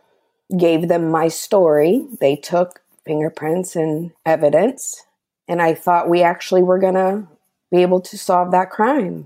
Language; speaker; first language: English; native; English